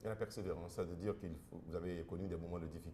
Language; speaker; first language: French; non-native, local second language; Haitian Creole